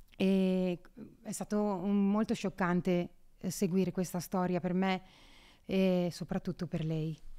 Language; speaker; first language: Italian; native; Italian